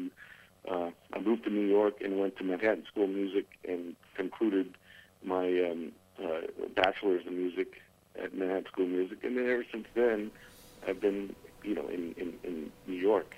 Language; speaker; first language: English; native; English